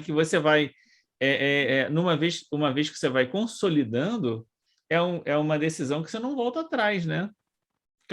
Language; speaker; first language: Portuguese; native; Portuguese